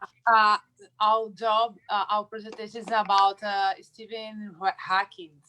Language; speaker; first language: English; non-native, learner; Portuguese